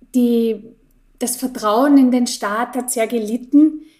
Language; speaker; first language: German; native; German